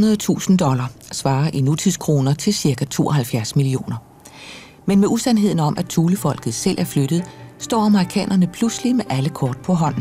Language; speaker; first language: Danish; native; Danish